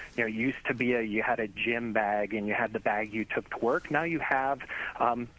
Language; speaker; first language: English; native; English